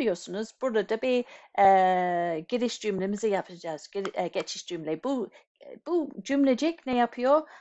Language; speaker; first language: Turkish; non-native, fluent; English